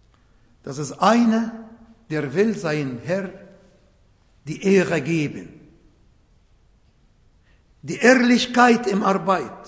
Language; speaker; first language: German; non-native, fluent; Arabic